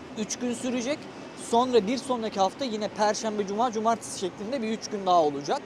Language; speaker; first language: Turkish; native; Turkish